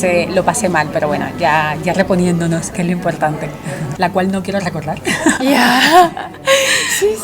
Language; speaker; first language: Spanish; native; Spanish